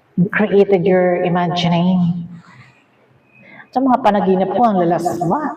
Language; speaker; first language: Filipino; non-native, local second language; Masbatenyo